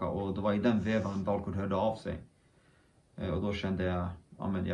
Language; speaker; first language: Swedish; early bilingual, other home language; Kurdish